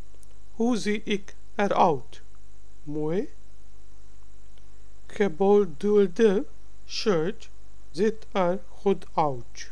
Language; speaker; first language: Dutch; non-native, learner; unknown